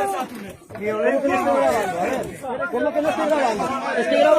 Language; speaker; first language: Spanish; native; Spanish